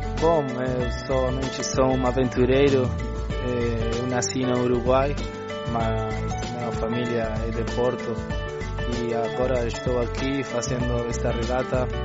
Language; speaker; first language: Portuguese; non-native, learner; Spanish